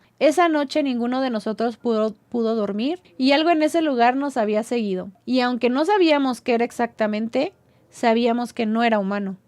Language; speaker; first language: Spanish; native; Spanish